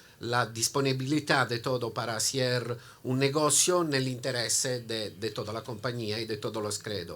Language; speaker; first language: Spanish; non-native, learner; Italian